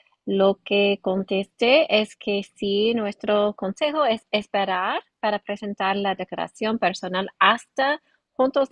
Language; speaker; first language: Spanish; non-native, learner; English